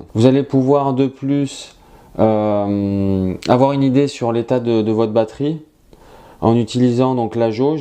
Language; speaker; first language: French; native; French